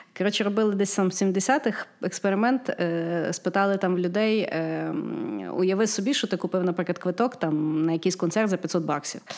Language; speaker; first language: Ukrainian; native; Ukrainian